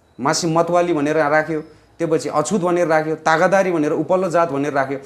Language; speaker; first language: Nepali; non-native, local second language; Eastern Tamang